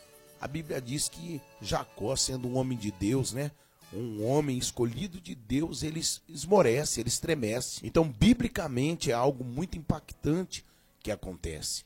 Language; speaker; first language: Portuguese; native; Portuguese